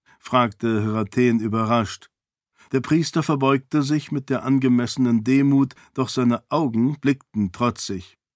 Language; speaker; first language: German; native; German